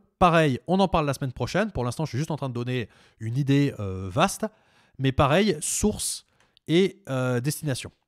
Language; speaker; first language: French; native; French